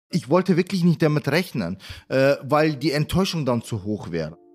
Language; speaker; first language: German; early bilingual, other home language; Arabic